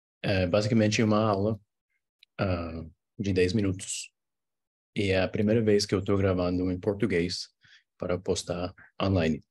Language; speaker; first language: Portuguese; non-native, fluent; English